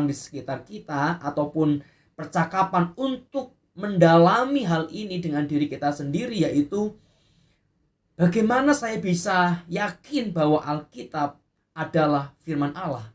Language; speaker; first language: Indonesian; native; Indonesian